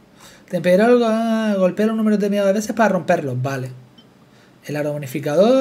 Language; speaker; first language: Spanish; native; Spanish